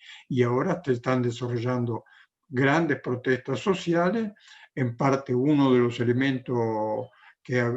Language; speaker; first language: Spanish; non-native, fluent; Italian